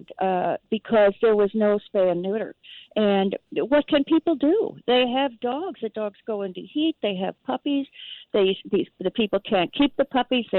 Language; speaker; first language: English; native; English